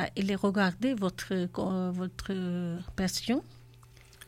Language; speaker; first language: French; non-native, learner; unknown